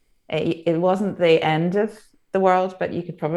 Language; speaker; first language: English; native; English